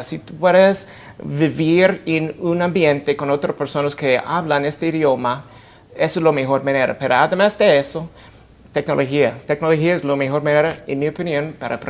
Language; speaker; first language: Spanish; non-native, fluent; English